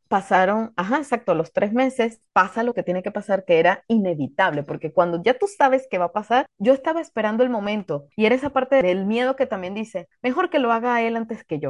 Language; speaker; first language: Spanish; native; Spanish